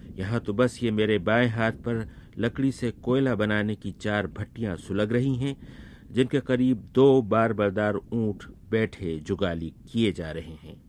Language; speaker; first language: Urdu; native; Urdu